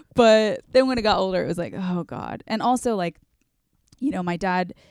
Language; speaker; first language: English; native; English